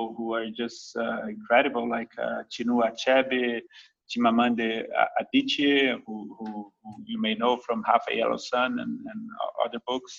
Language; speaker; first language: English; non-native, fluent; Portuguese